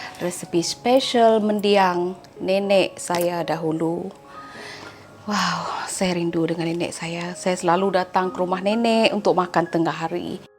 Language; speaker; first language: Malay; non-native, local second language; Iban